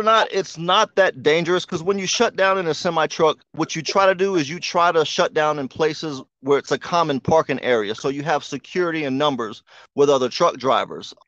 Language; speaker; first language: English; native; English